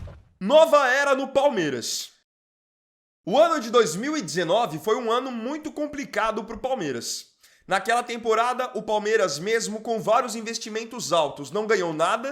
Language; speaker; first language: Portuguese; native; Portuguese